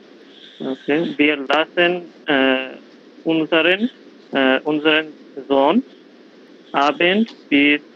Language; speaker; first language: German; non-native, learner; Bangla